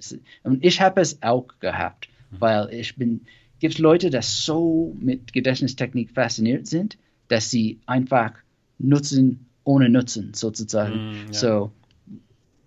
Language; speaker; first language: German; non-native, learner; English